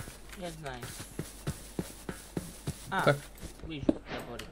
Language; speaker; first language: Russian; non-native, learner; English